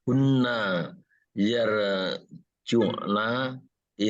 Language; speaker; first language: Arabic; non-native, learner; Indonesian